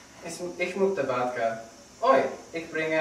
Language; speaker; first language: German; non-native, learner; English